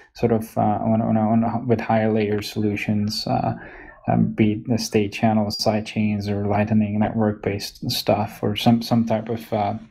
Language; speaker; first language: English; non-native, fluent; Hungarian